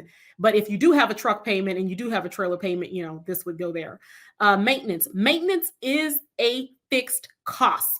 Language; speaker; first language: English; native; English